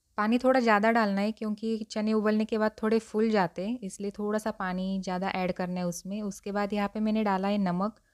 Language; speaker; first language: Hindi; non-native, local second language; Marathi